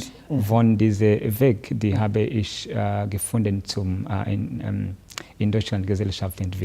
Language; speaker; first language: German; non-native, learner; Kinyarwanda